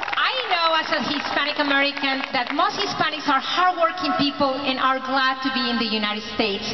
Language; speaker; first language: English; non-native, fluent; Spanish